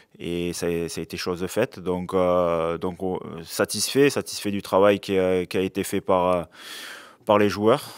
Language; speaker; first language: French; native; French